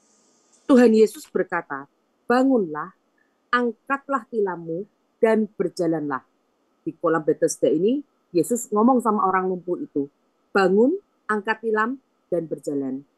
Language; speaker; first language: Indonesian; native; Indonesian